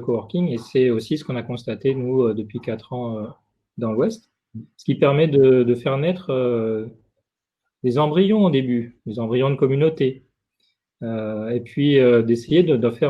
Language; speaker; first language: French; native; French